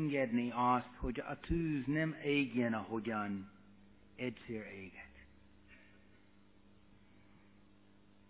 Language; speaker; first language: Hungarian; non-native, fluent; English